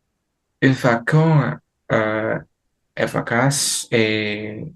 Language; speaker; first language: French; non-native, learner; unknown